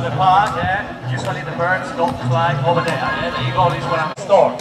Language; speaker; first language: English; non-native, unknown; Spanish